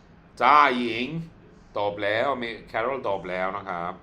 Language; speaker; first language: Thai; non-native, fluent; Swedish